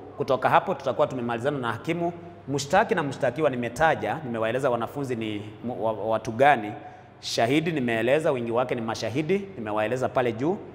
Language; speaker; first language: Swahili; non-native, local second language; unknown